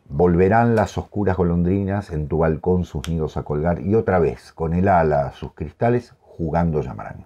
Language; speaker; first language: Spanish; native; Spanish